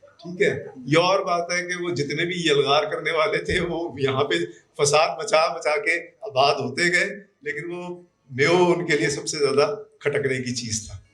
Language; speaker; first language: Urdu; native; Urdu